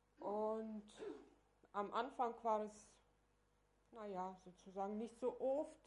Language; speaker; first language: German; non-native, fluent; Russian